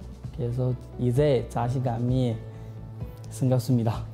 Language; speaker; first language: Korean; non-native, learner; Chinese